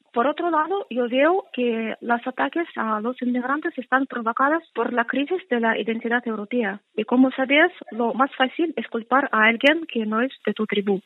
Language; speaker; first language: Spanish; non-native, fluent; Russian